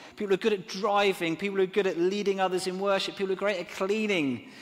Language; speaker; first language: English; native; English